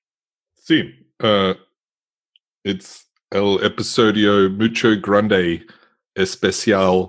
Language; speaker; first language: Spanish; non-native, learner; English